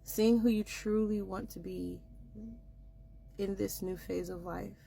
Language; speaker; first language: English; native; English